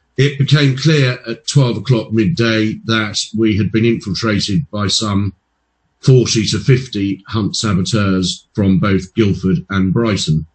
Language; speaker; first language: English; native; English